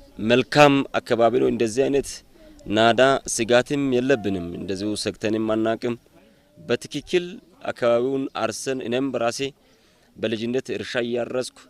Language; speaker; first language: Amharic; non-native, local second language; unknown